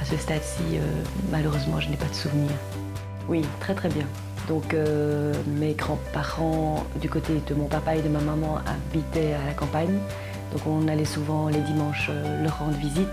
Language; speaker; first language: French; early bilingual, other home language; Korean